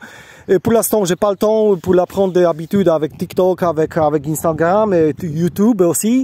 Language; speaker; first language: French; non-native, learner; Polish